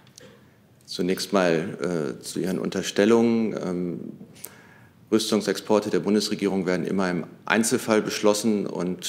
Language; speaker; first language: German; native; German